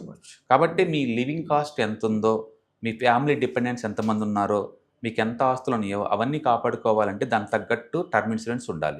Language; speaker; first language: Telugu; native; Telugu